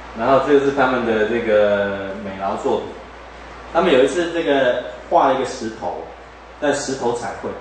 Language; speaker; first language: Chinese; native; Chinese